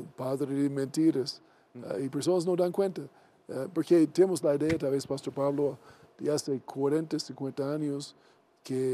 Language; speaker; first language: Spanish; non-native, learner; English